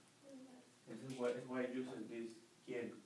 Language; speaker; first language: English; non-native, learner; Spanish